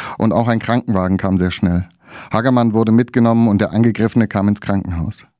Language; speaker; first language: German; native; German